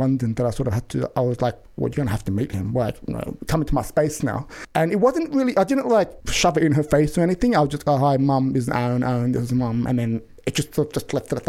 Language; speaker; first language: English; native; English